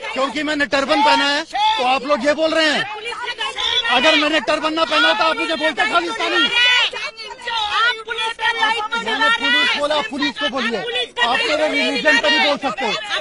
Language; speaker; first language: Hindi; non-native, local second language; Punjabi